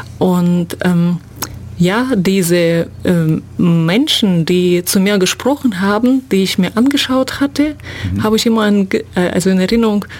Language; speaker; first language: German; non-native, fluent; Russian